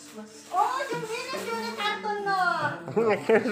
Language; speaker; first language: German; non-native, learner; Filipino